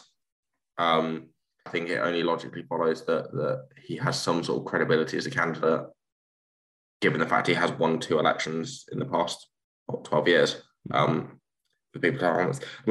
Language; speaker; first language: English; native; English